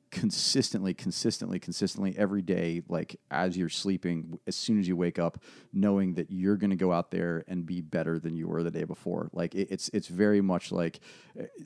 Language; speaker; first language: English; native; English